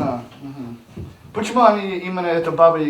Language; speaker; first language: Russian; non-native, learner; English